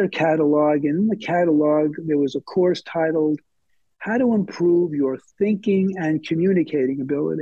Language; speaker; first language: English; native; English